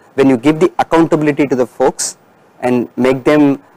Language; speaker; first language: English; non-native, local second language; Tamil